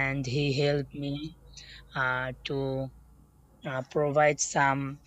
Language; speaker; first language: English; non-native, learner; Bangla